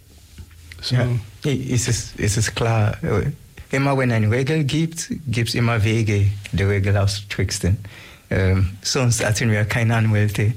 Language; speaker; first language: German; non-native, learner; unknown